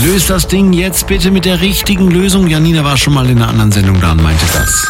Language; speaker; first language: German; native; German